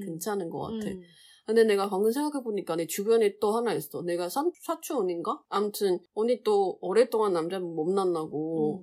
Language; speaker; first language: Korean; non-native, learner; Chinese